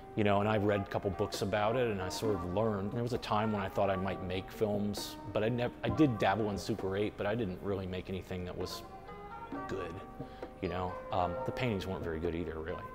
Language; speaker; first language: English; native; English